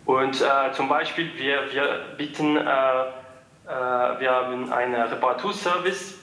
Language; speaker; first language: German; non-native, fluent; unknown